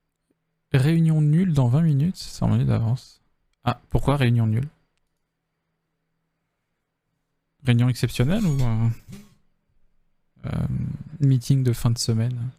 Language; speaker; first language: French; native; French